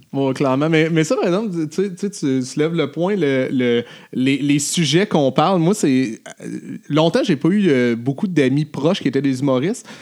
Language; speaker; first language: French; native; French